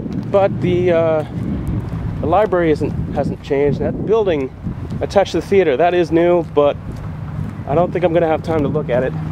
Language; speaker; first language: English; native; English